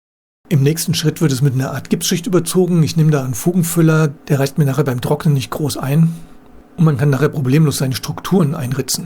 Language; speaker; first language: German; native; German